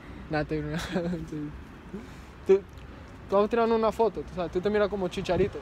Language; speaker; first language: Spanish; early bilingual, heritage; Spanish